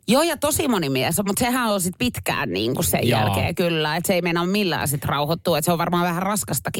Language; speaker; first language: Finnish; native; Finnish